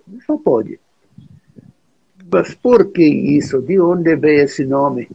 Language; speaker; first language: Portuguese; non-native, fluent; Czech